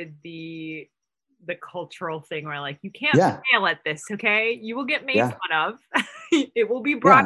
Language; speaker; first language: English; non-native, local second language; Filipino